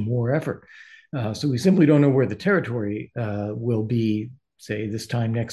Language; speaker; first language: English; native; English